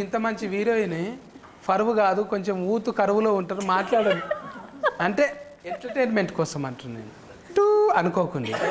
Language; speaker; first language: Telugu; native; Telugu